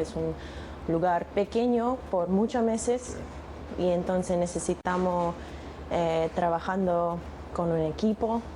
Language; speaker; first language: Spanish; non-native, learner; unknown